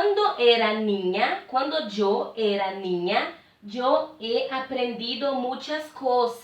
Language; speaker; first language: Spanish; non-native, fluent; Portuguese